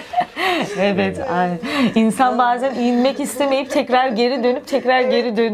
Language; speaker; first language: Turkish; native; Turkish